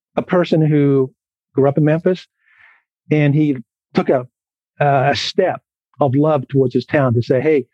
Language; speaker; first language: English; native; English